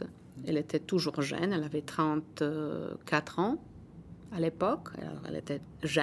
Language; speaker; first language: French; non-native, fluent; Polish